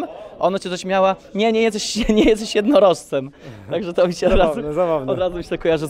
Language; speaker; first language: Polish; native; Polish